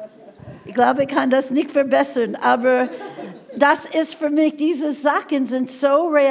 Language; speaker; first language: German; non-native, fluent; English